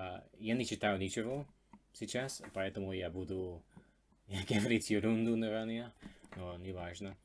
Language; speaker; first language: Russian; non-native, fluent; English